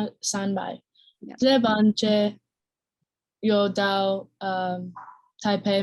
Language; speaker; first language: Chinese; non-native, learner; English